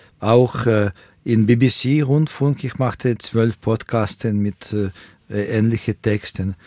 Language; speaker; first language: German; non-native, fluent; Russian